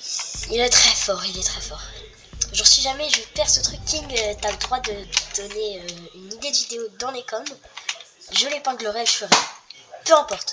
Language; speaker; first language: French; native; French